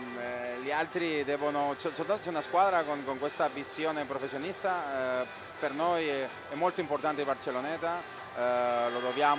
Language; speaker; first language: Italian; non-native, fluent; Spanish